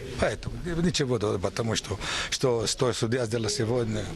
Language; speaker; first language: Russian; non-native, learner; Romanian